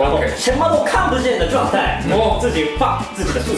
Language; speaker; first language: Chinese; non-native, fluent; Japanese